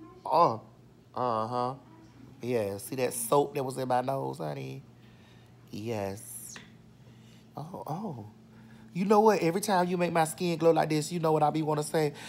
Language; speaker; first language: English; native; English